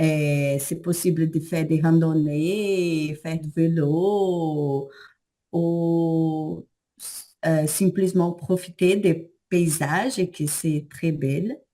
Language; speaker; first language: French; non-native, learner; Portuguese